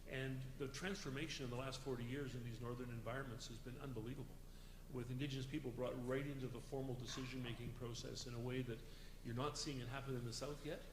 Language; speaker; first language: English; native; English